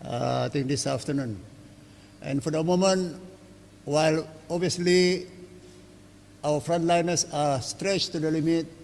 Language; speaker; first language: English; non-native, local second language; Malay